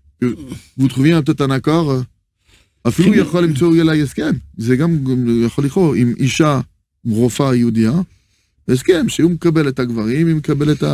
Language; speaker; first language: Hebrew; non-native, fluent; French